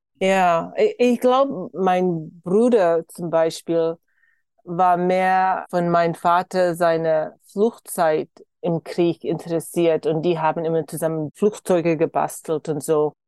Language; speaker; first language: German; early bilingual, heritage; German